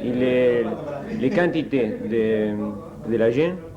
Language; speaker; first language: French; non-native, learner; Spanish